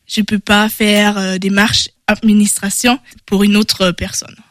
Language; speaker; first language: French; non-native, learner; German